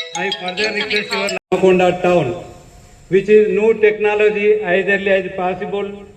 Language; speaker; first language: English; non-native, local second language; Telugu